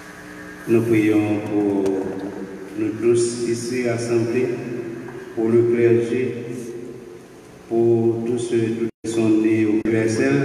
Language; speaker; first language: French; non-native, local second language; Haitian Creole